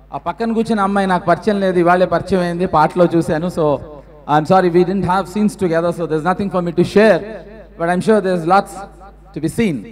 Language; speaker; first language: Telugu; native; Telugu